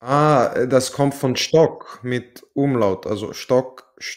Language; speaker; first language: German; non-native, fluent; Italian